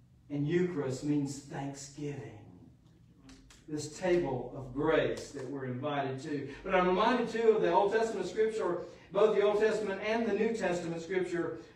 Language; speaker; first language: English; native; English